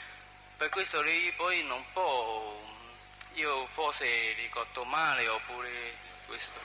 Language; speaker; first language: Italian; non-native, learner; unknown